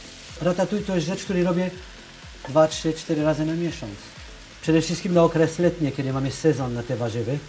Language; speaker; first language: Polish; non-native, learner; French